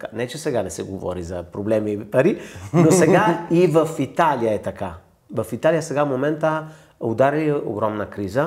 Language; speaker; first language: Bulgarian; non-native, fluent; Italian